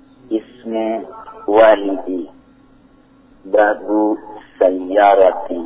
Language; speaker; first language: Arabic; non-native, learner; Indonesian